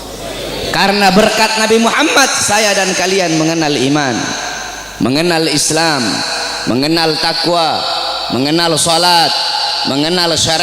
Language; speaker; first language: Indonesian; native; Indonesian